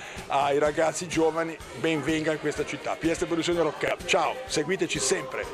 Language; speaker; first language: Italian; native; Italian